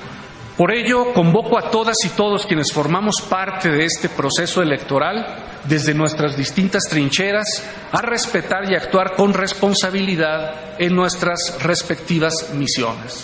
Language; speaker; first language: Spanish; native; Spanish